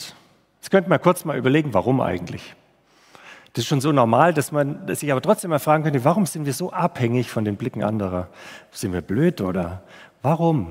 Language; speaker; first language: German; native; German